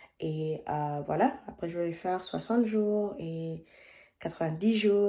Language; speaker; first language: French; non-native, fluent; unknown